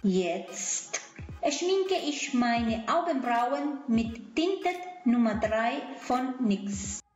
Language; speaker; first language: German; non-native, fluent; Spanish